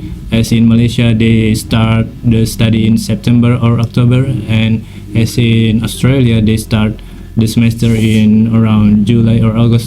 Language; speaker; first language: English; non-native, fluent; Indonesian